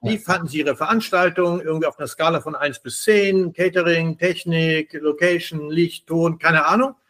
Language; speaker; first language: German; native; German